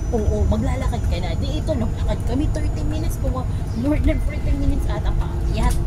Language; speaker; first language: Filipino; native; Filipino